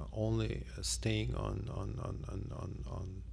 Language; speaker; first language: English; non-native, fluent; Turkish